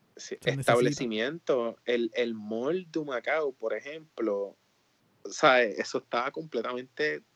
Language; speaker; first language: Spanish; native; Spanish